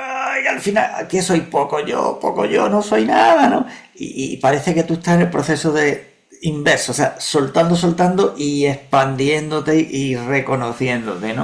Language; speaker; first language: Spanish; native; Spanish